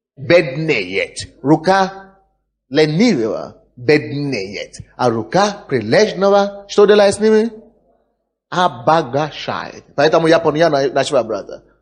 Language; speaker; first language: Russian; non-native, fluent; Yoruba